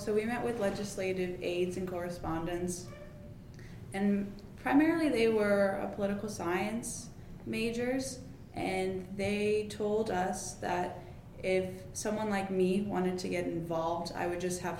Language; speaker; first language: English; native; English